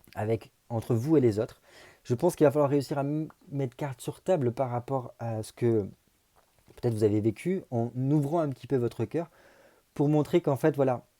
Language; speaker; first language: French; native; French